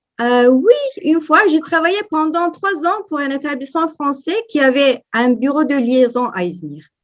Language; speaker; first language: French; non-native, fluent; Turkish